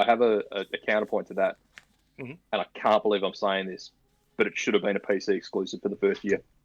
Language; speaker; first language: English; native; English